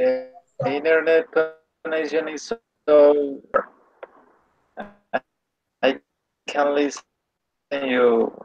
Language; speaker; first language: English; non-native, learner; Spanish